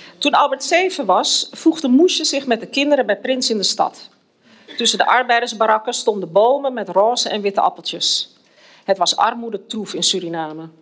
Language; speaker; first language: Dutch; native; Dutch